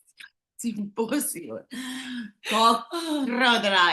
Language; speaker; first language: English; non-native, learner; Catalan